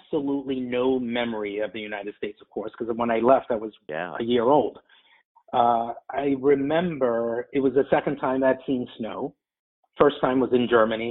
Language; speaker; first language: English; native; English